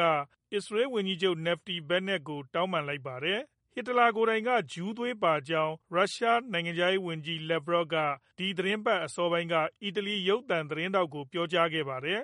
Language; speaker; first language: Burmese; native; Burmese